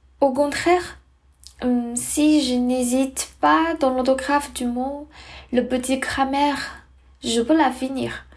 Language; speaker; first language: French; non-native, learner; Chinese